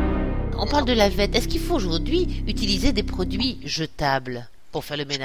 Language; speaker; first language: French; native; French